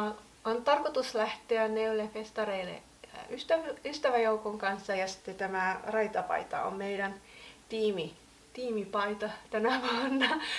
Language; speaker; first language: Finnish; native; Finnish